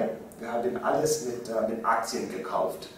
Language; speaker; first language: German; non-native, learner; English